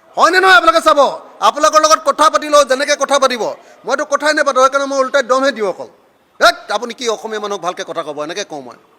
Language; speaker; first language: Assamese; native; Assamese